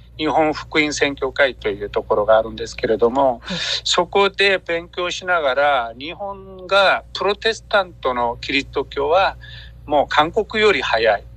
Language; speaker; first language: Japanese; non-native, fluent; Korean